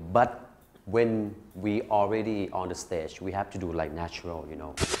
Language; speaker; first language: English; non-native, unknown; Thai